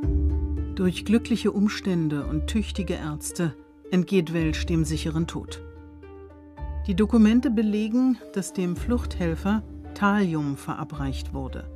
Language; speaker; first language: German; native; German